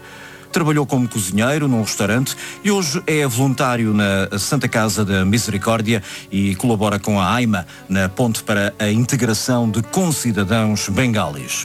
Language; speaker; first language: Portuguese; native; Portuguese